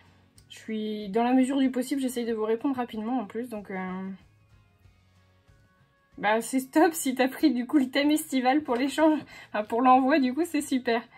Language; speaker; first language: French; native; French